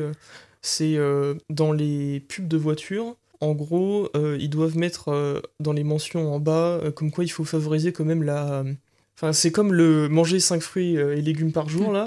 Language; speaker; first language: French; native; French